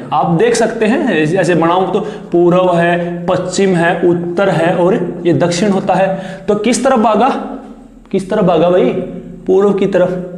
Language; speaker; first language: Hindi; native; Hindi